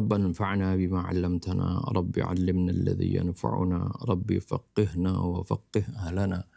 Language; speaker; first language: Arabic; non-native, fluent; Indonesian